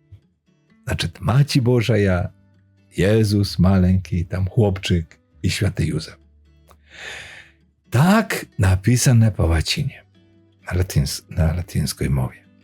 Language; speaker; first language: Polish; non-native, learner; Belarusian